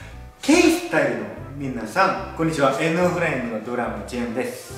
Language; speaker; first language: Japanese; non-native, learner; Korean